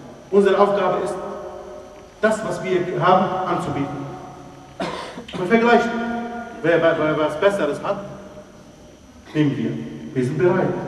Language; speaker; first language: German; non-native, fluent; Arabic